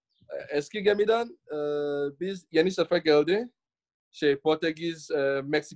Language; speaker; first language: Turkish; non-native, learner; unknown